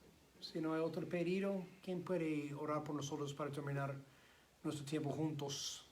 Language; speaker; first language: Spanish; non-native, fluent; English